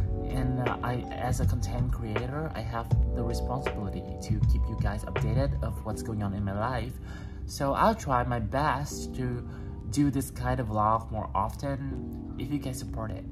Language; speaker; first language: English; non-native, fluent; Vietnamese